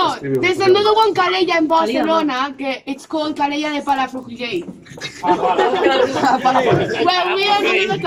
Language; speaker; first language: English; non-native, learner; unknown